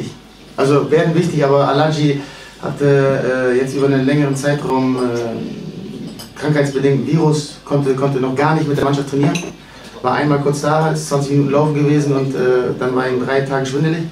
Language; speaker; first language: German; native; German